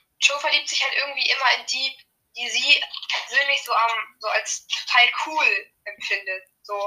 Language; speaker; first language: German; native; German